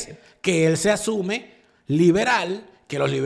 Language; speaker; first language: Spanish; native; Spanish